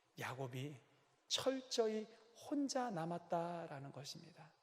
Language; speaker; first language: Korean; native; Korean